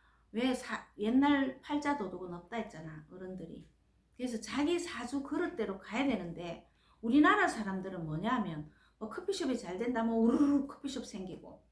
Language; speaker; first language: Korean; native; Korean